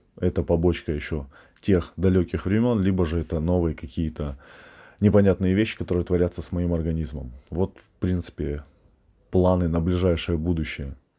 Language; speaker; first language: Russian; native; Russian